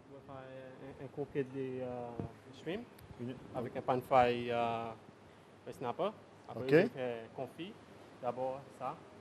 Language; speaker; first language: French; non-native, learner; Seselwa Creole French